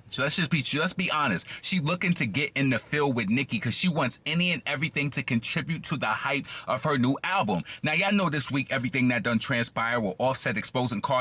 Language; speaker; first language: English; native; English